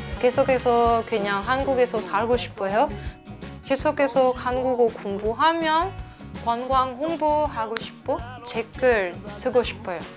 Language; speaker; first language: Korean; non-native, fluent; French